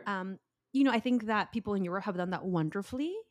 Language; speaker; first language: English; early bilingual, other home language; Spanish